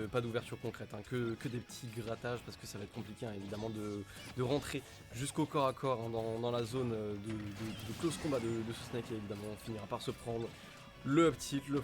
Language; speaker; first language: French; native; French